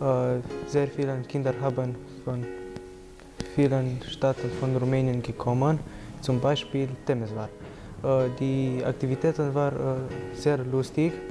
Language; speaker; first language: German; non-native, learner; Romanian